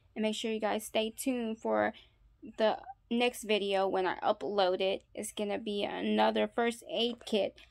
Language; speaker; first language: English; native; English